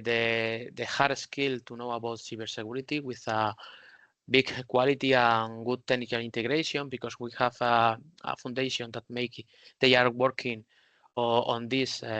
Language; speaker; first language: English; non-native, learner; Spanish